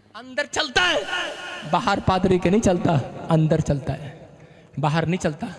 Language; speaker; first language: Hindi; native; Hindi